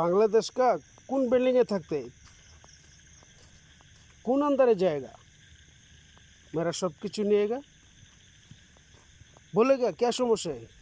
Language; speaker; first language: Hindi; non-native, learner; Bangla